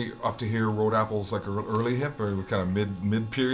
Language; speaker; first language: English; native; English